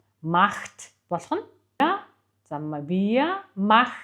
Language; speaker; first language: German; non-native, fluent; Mongolian